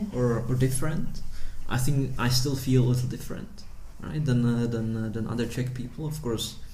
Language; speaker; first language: English; early bilingual, heritage; Czech